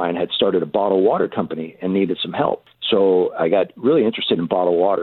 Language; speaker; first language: English; native; English